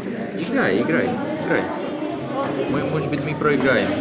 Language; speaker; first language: Russian; non-native, learner; Dutch